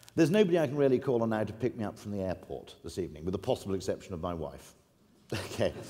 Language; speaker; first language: English; native; English